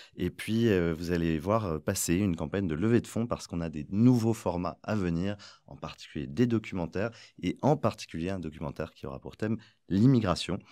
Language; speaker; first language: French; native; French